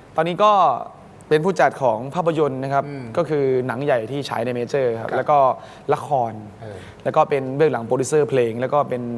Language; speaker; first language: Thai; native; Thai